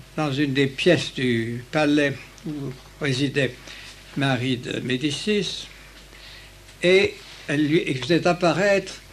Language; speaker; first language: French; native; French